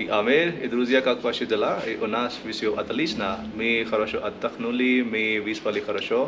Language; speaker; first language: Russian; non-native, learner; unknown